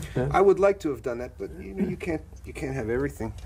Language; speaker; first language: English; native; English